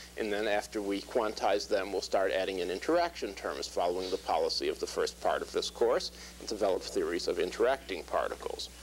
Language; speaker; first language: English; native; English